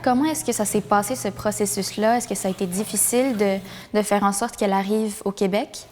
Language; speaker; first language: French; native; French